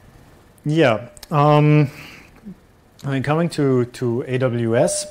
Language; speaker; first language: English; non-native, fluent; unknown